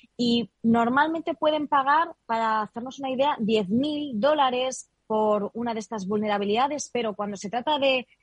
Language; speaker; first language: Spanish; native; Spanish